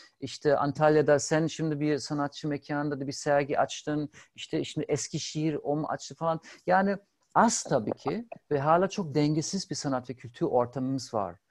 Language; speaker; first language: Turkish; non-native, fluent; German